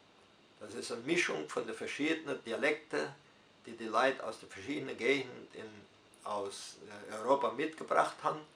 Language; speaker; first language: German; early bilingual, heritage; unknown